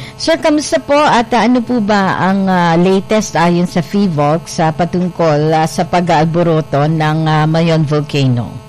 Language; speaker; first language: Filipino; non-native, local second language; Bikol